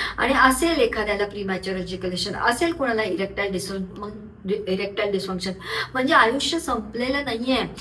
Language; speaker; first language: Marathi; non-native, local second language; Urdu